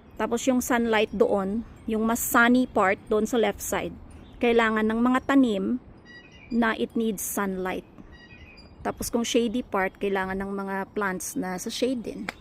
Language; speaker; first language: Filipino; non-native, local second language; Hiligaynon